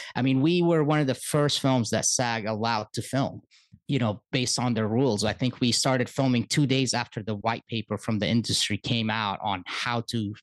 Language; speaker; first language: English; early bilingual, other home language; Arabic